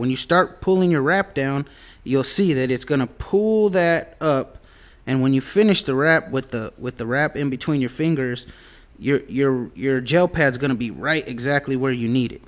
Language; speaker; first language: English; native; English